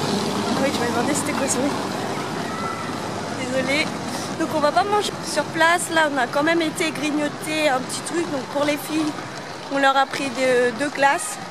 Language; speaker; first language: French; native; French